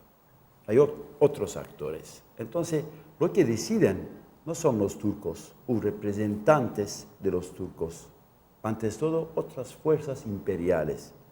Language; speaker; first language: Spanish; non-native, local second language; Kurdish